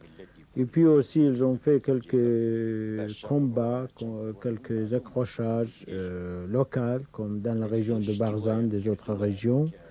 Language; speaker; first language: French; non-native, fluent; Kurdish